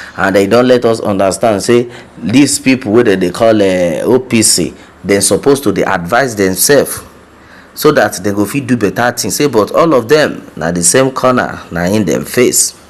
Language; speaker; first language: Nigerian Pidgin; non-native, local second language; Yoruba